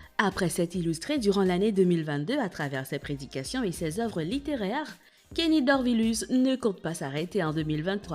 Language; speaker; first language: French; non-native, local second language; Haitian Creole